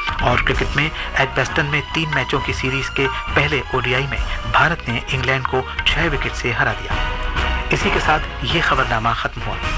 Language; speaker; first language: Urdu; native; Urdu